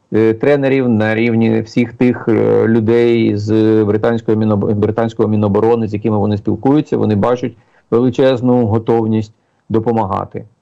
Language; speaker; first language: Ukrainian; native; Ukrainian